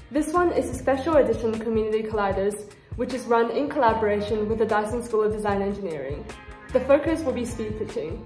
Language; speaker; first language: English; native; English